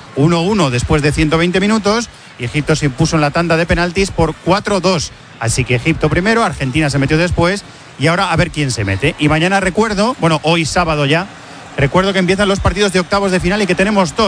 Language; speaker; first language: Spanish; native; Spanish